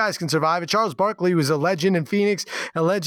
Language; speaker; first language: English; native; English